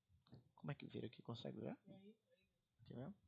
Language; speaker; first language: Portuguese; native; Portuguese